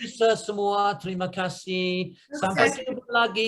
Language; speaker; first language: Indonesian; non-native, learner; English